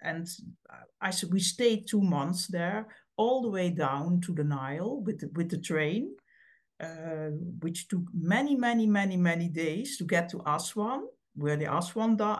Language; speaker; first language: English; non-native, fluent; Dutch